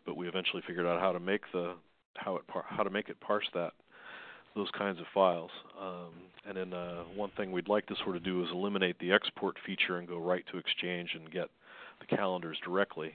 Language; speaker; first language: English; native; English